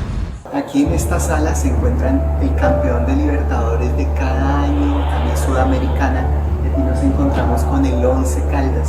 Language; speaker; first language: Spanish; native; Spanish